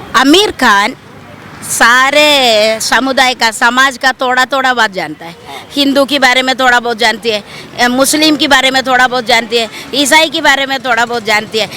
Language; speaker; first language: Hindi; non-native, local second language; Malayalam